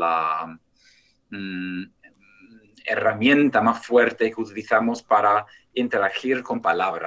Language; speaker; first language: Spanish; non-native, fluent; English